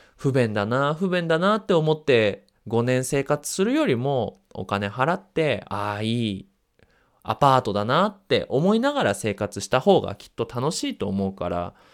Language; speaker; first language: Japanese; native; Japanese